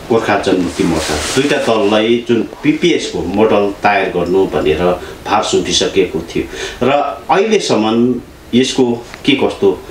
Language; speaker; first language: Nepali; native; Nepali